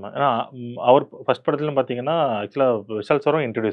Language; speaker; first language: Tamil; native; Tamil